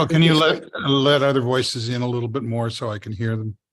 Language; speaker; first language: English; native; English